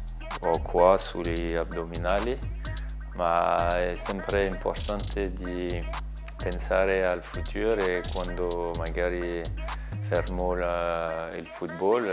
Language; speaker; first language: Italian; non-native, learner; French